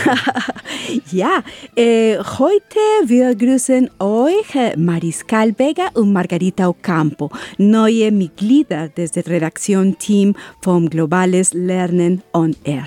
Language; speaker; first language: German; non-native, learner; Spanish